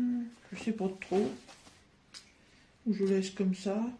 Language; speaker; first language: French; native; French